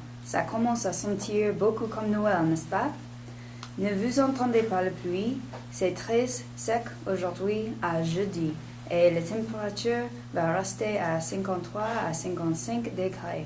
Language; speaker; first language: French; non-native, learner; English